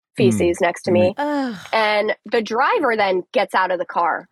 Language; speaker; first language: English; native; English